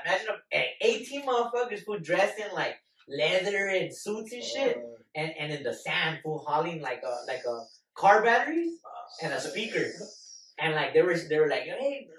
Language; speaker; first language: English; early bilingual, other home language; Spanish